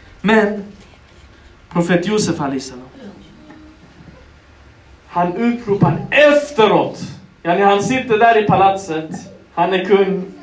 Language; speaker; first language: Swedish; non-native, local second language; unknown